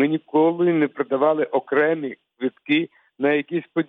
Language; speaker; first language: Ukrainian; non-native, local second language; Russian